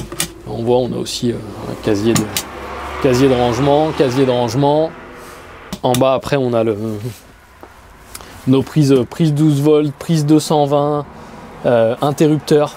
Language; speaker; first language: French; native; French